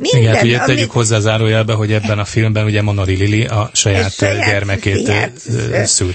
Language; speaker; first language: Hungarian; native; Hungarian